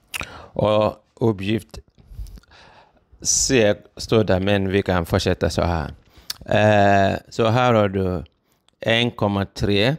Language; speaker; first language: Swedish; non-native, fluent; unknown